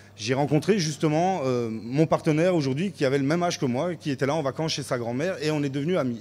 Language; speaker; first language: French; native; French